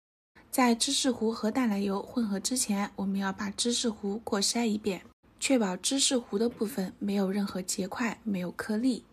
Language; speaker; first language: Chinese; native; Chinese